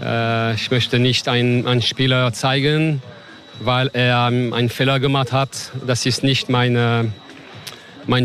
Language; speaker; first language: German; non-native, learner; French